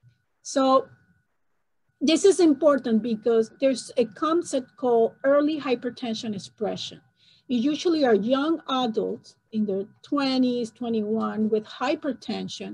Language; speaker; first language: English; non-native, fluent; Spanish